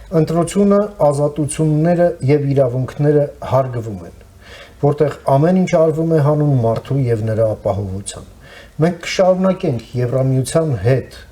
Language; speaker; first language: Armenian; native; Armenian